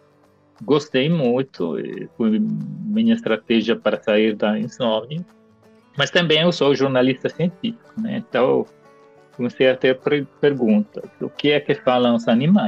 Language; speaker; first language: Portuguese; non-native, fluent; Italian